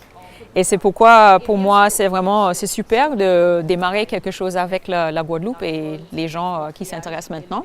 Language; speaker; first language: French; non-native, fluent; English